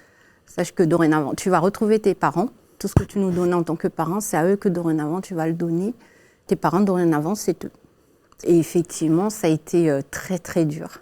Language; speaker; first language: French; early bilingual, other home language; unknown